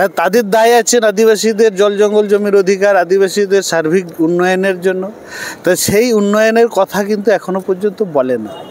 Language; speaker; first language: Bangla; non-native, local second language; Santali